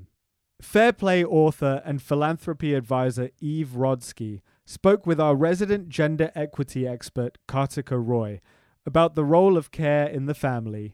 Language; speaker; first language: English; native; English